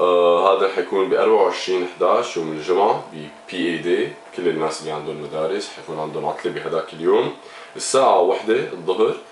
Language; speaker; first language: Arabic; native; Arabic